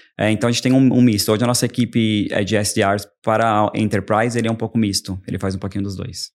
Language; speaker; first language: Portuguese; native; Portuguese